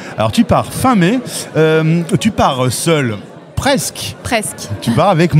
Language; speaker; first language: French; native; French